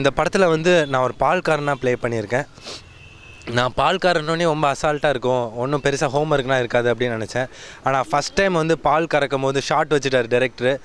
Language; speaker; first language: Tamil; native; Tamil